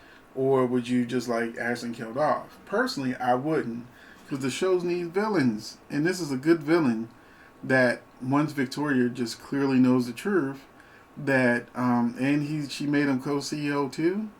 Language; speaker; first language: English; native; English